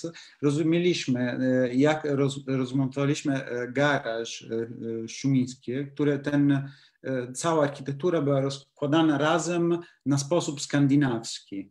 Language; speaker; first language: Polish; non-native, learner; Italian